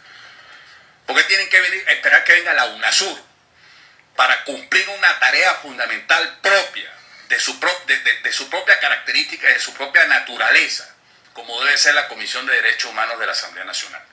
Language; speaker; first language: Spanish; native; Spanish